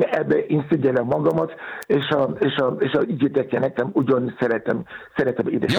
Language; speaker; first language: Hungarian; non-native, fluent; Yoruba